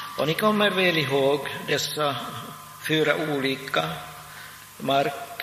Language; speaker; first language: Swedish; non-native, local second language; Finnish